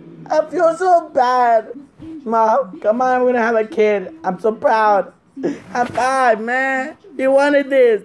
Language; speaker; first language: English; early bilingual, other home language; Spanish